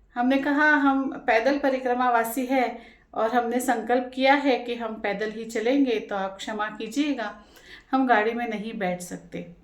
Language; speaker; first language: Hindi; non-native, local second language; Marathi